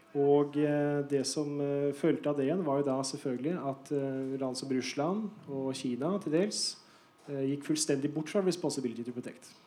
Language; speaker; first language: Norwegian; native; Norwegian